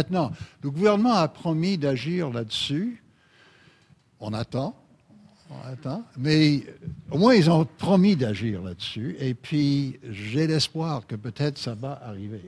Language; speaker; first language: French; native; French